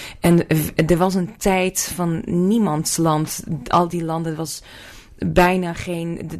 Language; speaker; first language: Dutch; non-native, fluent; Russian